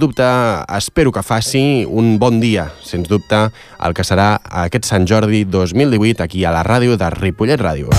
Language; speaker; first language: Catalan; native; Catalan